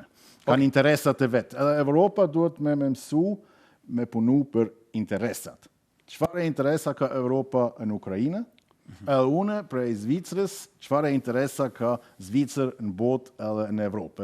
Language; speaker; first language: Albanian; non-native, learner; German